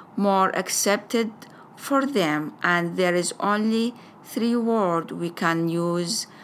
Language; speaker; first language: English; non-native, fluent; Arabic